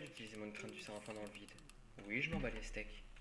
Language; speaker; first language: French; native; French